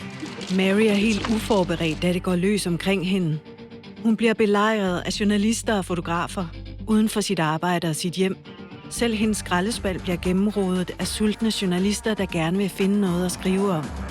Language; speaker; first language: Danish; native; Danish